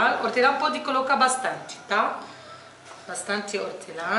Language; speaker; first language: Portuguese; non-native, fluent; Arabic